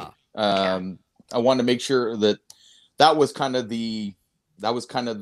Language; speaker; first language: English; native; English